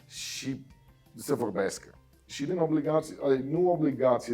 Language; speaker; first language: Romanian; non-native, fluent; Dutch